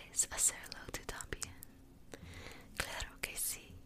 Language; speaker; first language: Spanish; non-native, learner; English